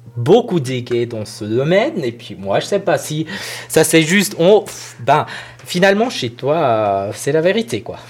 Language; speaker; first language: French; non-native, local second language; German